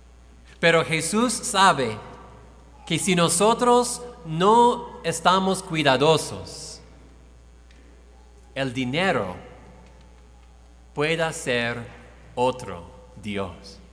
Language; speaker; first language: Spanish; non-native, fluent; English